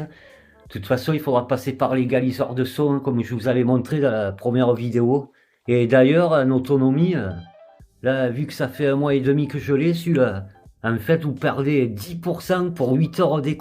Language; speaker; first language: French; native; French